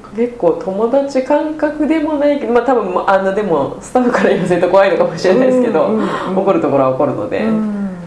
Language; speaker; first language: Japanese; native; Japanese